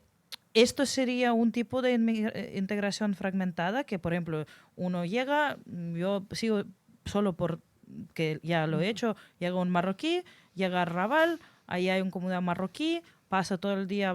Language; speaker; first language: Spanish; non-native, fluent; Russian